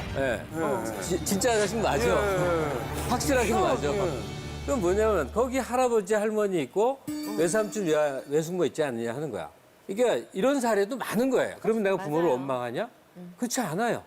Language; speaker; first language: Korean; native; Korean